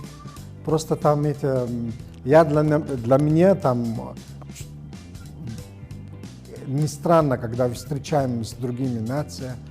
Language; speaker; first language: Russian; non-native, learner; Arabic